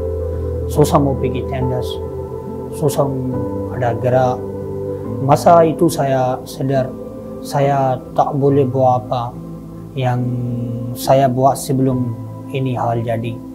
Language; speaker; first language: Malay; non-native, learner; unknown